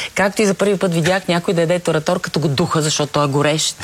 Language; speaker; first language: Bulgarian; native; Bulgarian